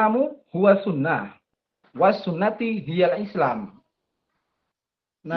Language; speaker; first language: Arabic; non-native, learner; Indonesian